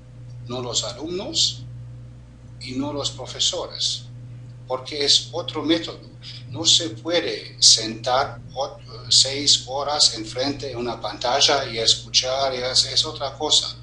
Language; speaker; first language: Spanish; non-native, fluent; German